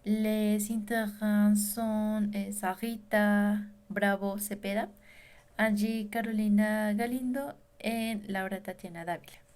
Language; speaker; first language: French; non-native, learner; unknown